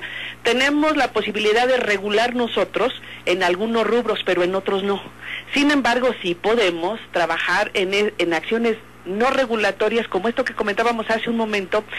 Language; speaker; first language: Spanish; native; Spanish